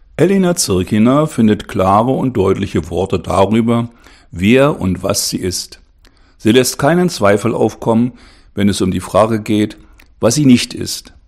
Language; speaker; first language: German; native; German